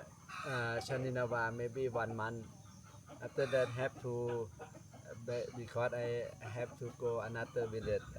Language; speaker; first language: English; non-native, learner; Thai